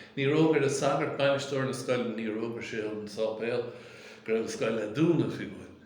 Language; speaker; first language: Irish; native; Irish